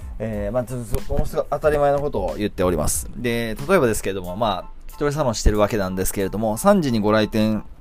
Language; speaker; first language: Japanese; native; Japanese